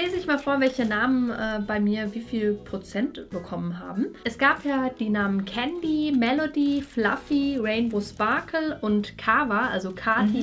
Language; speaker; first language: German; native; German